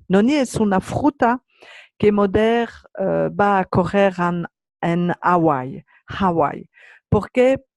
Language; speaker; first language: Spanish; non-native, learner; French